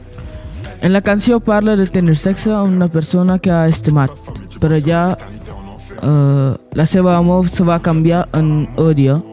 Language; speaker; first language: Catalan; non-native, learner; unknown